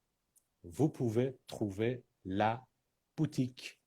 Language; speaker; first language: French; non-native, fluent; Persian